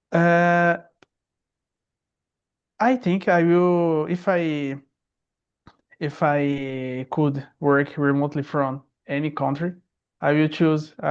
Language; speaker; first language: English; non-native, learner; Portuguese